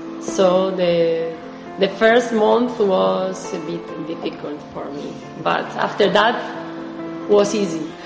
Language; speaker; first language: English; non-native, fluent; Spanish